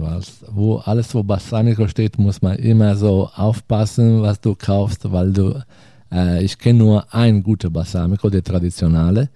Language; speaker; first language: German; non-native, fluent; Italian